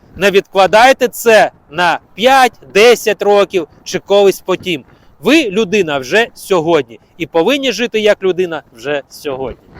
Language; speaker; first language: Ukrainian; native; Ukrainian